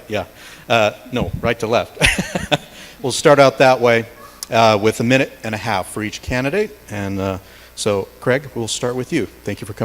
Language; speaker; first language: English; native; English